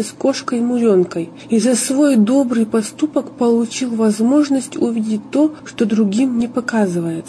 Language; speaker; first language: Russian; native; Russian